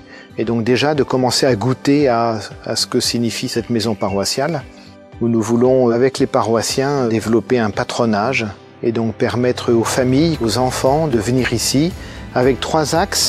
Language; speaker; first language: French; native; French